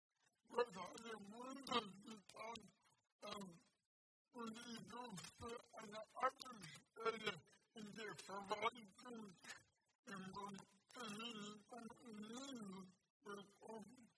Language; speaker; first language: German; non-native, learner; Russian